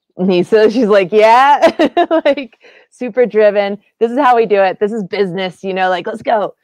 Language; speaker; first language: English; native; English